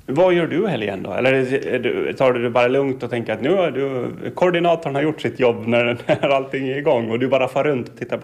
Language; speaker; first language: Swedish; native; Swedish